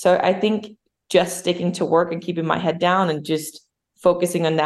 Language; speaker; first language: English; non-native, fluent; Danish